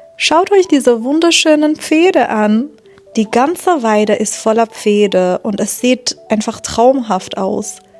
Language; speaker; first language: German; non-native, fluent; Persian